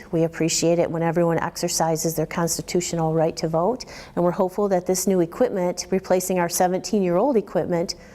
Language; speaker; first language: English; native; English